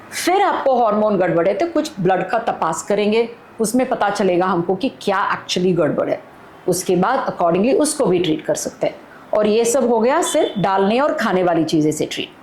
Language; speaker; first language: Hindi; non-native, local second language; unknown